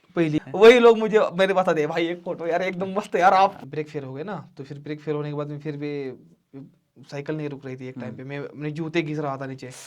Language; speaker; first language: Hindi; non-native, local second language; Marathi